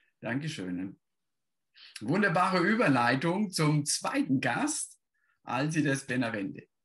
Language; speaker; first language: German; native; German